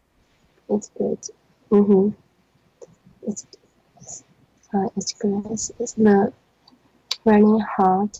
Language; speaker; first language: English; non-native, learner; Chinese